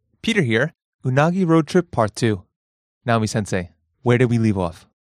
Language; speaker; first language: English; native; English